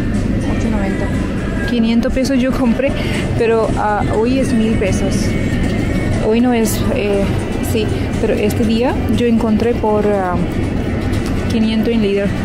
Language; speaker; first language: Spanish; non-native, learner; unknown